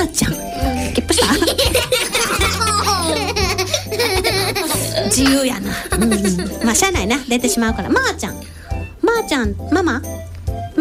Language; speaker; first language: Japanese; native; Japanese